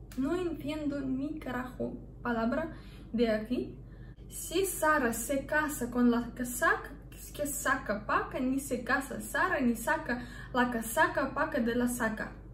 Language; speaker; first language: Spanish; non-native, fluent; Russian